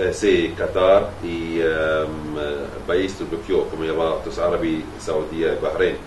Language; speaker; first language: Spanish; non-native, learner; Arabic